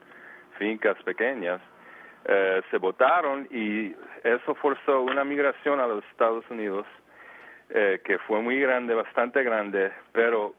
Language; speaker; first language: Spanish; early bilingual, heritage; Spanish